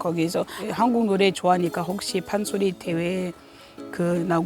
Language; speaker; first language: Korean; non-native, fluent; French